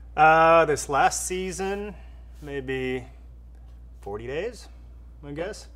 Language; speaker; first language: English; native; English